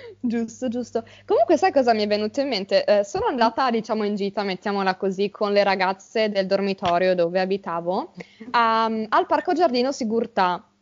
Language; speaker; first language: Italian; native; Italian